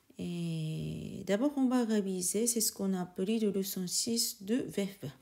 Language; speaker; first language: French; non-native, learner; Japanese